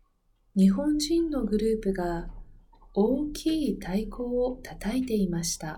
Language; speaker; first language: Japanese; non-native, learner; Spanish